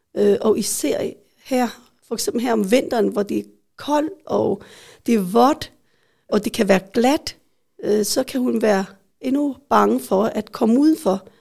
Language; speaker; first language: Danish; early bilingual, other home language; Vietnamese